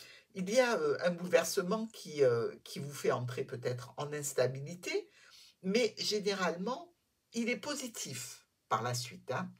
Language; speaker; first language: French; native; French